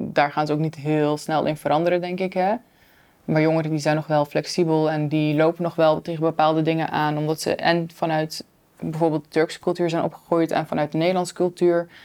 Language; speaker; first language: Dutch; early bilingual, other home language; Turkish